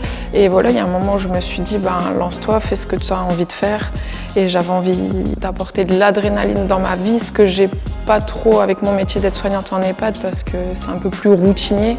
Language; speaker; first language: French; native; French